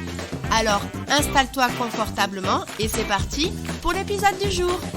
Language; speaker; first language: French; native; French